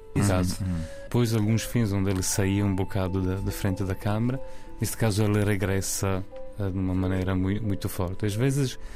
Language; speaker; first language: Portuguese; non-native, fluent; Italian